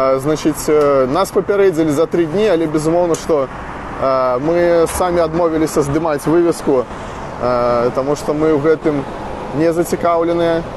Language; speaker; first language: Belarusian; non-native, local second language; Russian